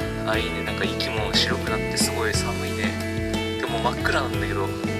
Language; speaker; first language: Japanese; native; Japanese